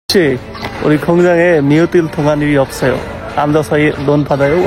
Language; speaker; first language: Korean; non-native, learner; Bangla